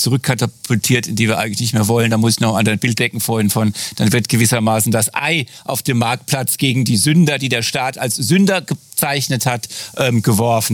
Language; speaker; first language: German; native; German